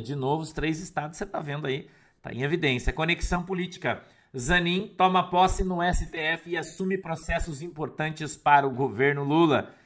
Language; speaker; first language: Portuguese; native; Portuguese